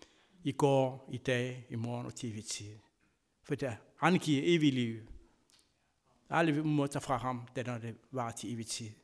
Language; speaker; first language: Danish; non-native, fluent; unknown